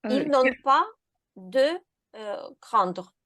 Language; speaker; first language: French; non-native, learner; Ukrainian